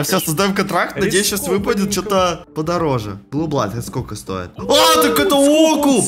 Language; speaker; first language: Russian; native; Russian